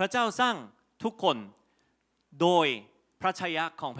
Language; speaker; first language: Thai; non-native, fluent; Korean